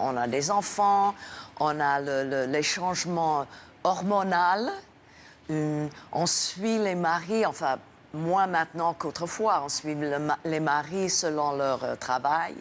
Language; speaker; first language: French; non-native, fluent; English